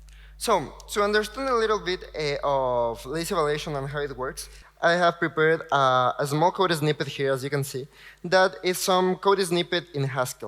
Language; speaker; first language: English; non-native, fluent; Spanish